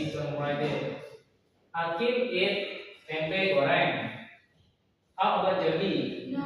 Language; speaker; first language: English; non-native, learner; Indonesian